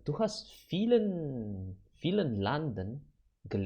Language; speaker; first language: German; non-native, learner; Indonesian